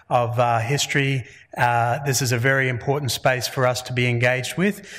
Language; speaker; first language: English; native; English